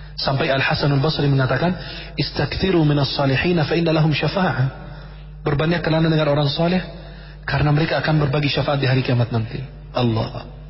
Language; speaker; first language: Indonesian; non-native, fluent; Arabic